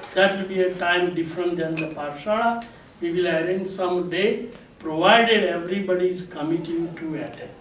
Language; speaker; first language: English; non-native, local second language; Gujarati